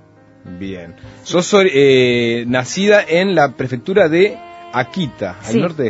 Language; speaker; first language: Spanish; native; Spanish